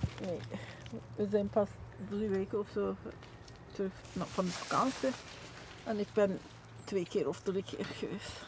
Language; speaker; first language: Dutch; non-native, learner; Turkish